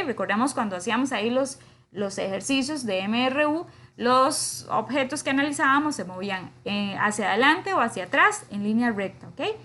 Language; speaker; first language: Spanish; native; Spanish